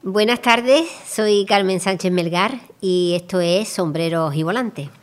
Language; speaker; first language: Spanish; native; Spanish